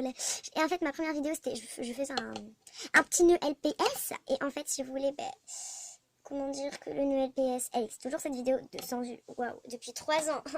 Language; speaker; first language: French; native; French